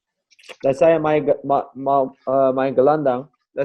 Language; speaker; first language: Indonesian; non-native, learner; Dutch